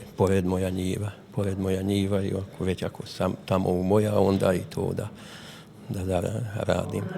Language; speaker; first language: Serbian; non-native, local second language; Hungarian